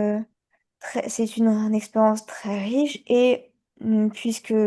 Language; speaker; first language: French; early bilingual, other home language; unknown